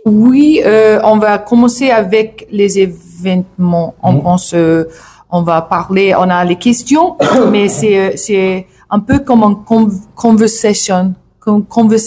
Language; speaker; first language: French; non-native, learner; English